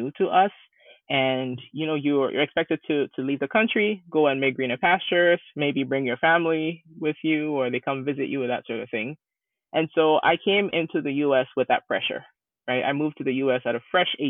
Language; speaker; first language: English; non-native, local second language; Akan